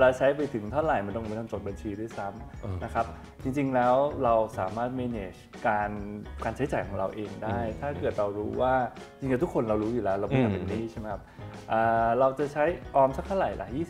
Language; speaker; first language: Thai; native; Thai